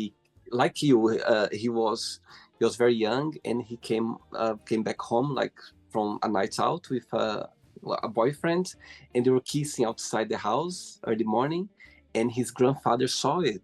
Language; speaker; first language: English; non-native, fluent; Portuguese